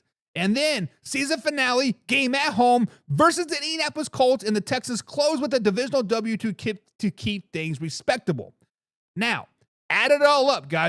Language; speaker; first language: English; native; English